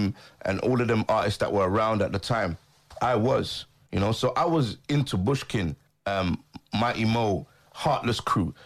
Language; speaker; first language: English; native; English